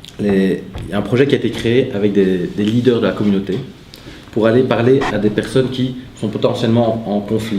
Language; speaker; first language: French; native; French